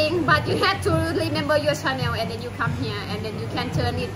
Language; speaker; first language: English; non-native, learner; Thai